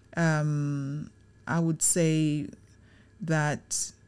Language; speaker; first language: English; non-native, local second language; Swahili